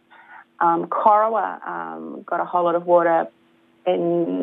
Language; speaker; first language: English; native; English